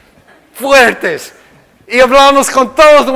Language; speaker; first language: Spanish; non-native, fluent; English